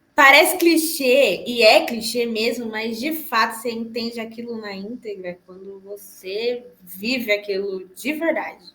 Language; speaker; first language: Portuguese; native; Portuguese